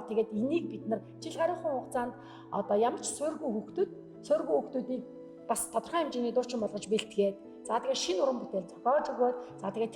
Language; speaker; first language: Mongolian; native; Mongolian